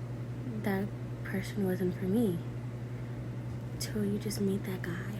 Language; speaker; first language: English; native; English